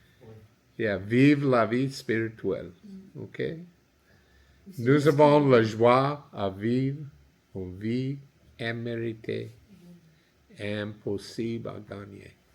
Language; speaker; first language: French; non-native, learner; English